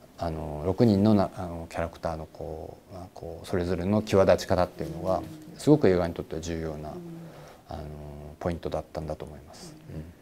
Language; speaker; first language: Japanese; native; Japanese